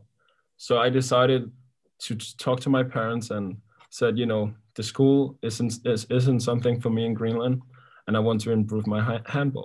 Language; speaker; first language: English; non-native, fluent; Kalaallisut